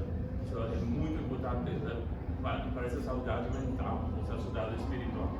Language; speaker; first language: Portuguese; non-native, learner; Spanish